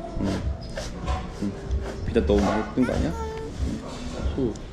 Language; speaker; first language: Korean; native; Korean